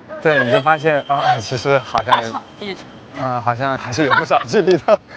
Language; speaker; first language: Chinese; native; Chinese